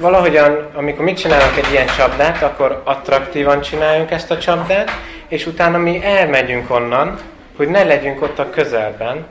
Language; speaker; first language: Hungarian; non-native, fluent; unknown